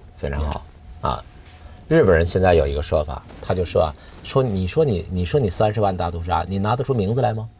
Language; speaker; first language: Chinese; native; Chinese